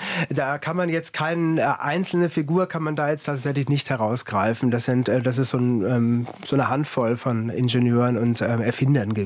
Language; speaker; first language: German; native; German